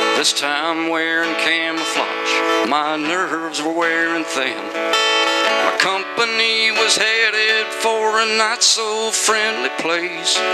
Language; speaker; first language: English; native; English